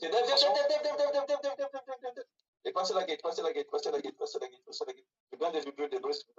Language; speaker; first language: French; native; French